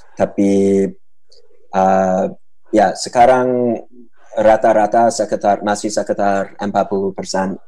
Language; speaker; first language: Indonesian; non-native, fluent; English